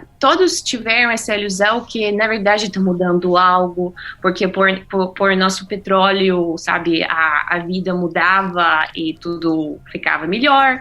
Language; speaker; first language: Portuguese; non-native, fluent; Russian